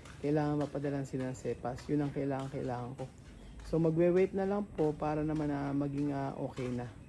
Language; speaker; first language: Filipino; native; Filipino